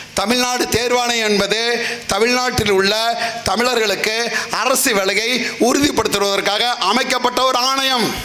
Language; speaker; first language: Tamil; native; Tamil